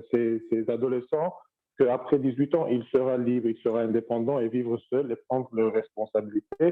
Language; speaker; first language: French; non-native, fluent; Arabic